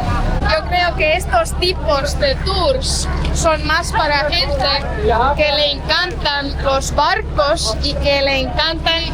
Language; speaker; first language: Spanish; non-native, fluent; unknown